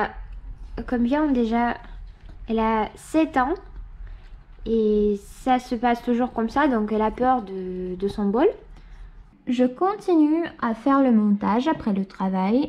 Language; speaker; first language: French; non-native, fluent; Russian